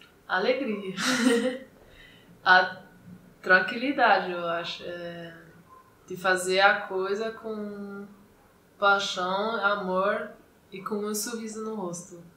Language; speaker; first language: Portuguese; non-native, fluent; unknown